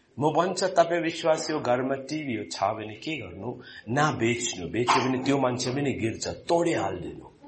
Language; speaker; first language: Nepali; non-native, fluent; Malayalam